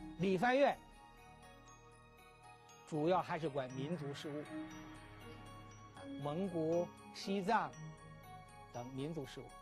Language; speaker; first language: Chinese; native; Chinese